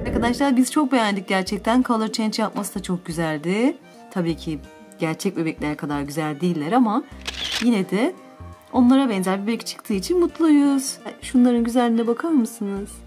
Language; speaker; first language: Turkish; native; Turkish